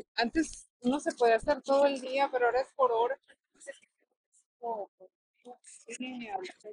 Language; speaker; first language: Spanish; native; Spanish